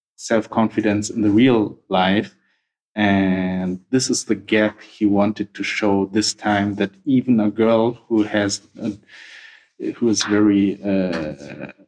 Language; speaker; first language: English; non-native, fluent; German